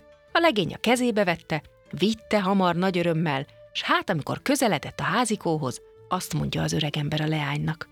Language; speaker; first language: Hungarian; native; Hungarian